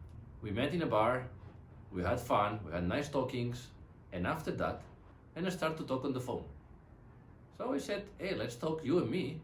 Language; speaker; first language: English; non-native, fluent; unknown